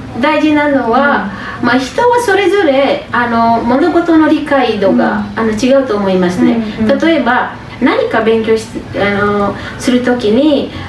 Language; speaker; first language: Japanese; non-native, fluent; Indonesian